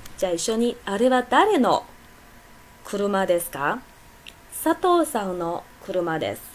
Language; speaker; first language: Japanese; non-native, fluent; Chinese